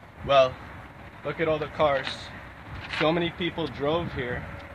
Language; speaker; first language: English; native; English